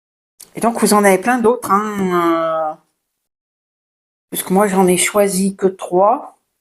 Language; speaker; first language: French; native; French